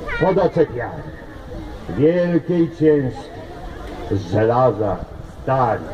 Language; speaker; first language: Polish; native; Polish